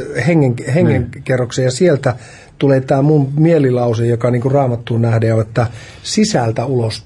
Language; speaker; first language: Finnish; native; Finnish